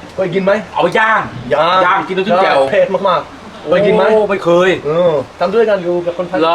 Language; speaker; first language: Thai; non-native, learner; Hebrew